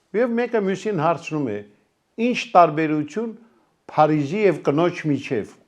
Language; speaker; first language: Armenian; native; Armenian